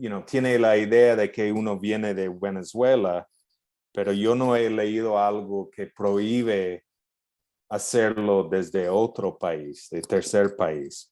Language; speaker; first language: Spanish; non-native, fluent; English